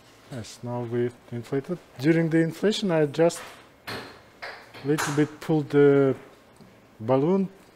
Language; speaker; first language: English; non-native, fluent; Kazakh